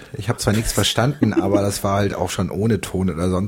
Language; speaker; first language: German; native; German